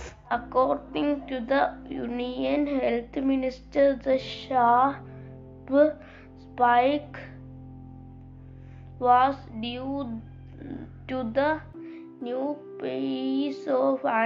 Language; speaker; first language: English; non-native, local second language; Malayalam